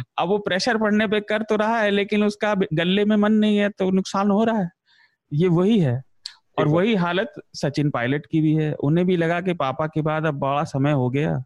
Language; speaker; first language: Hindi; native; Hindi